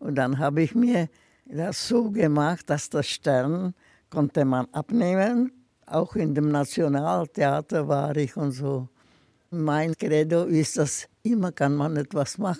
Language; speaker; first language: German; non-native, fluent; Czech